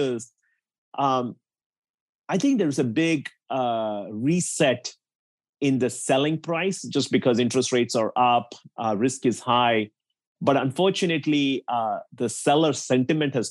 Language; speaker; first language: English; non-native, local second language; Tamil